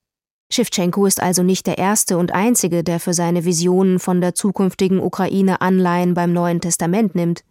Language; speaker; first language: German; native; German